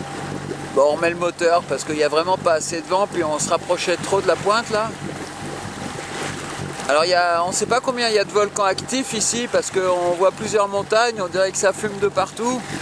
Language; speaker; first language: French; native; French